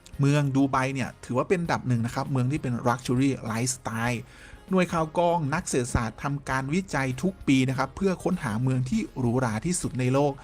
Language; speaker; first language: Thai; native; Thai